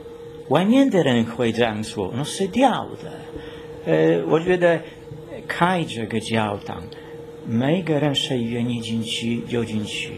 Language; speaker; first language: Chinese; non-native, learner; Polish